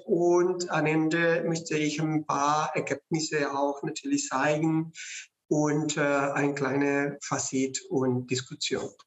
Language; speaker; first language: German; non-native, fluent; Spanish